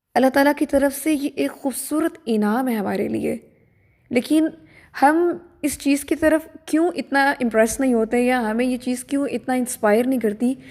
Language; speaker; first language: Urdu; native; Urdu